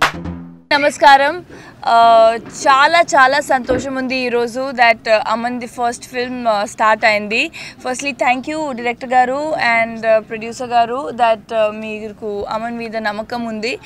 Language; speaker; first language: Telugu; non-native, local second language; Punjabi